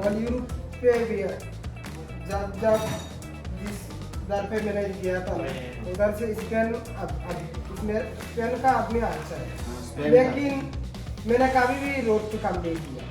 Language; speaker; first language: Hindi; non-native, learner; Bangla